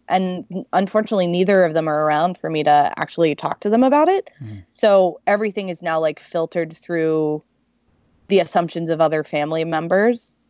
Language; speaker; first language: English; native; English